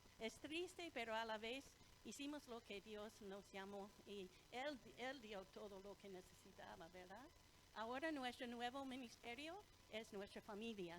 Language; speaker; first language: Spanish; non-native, fluent; English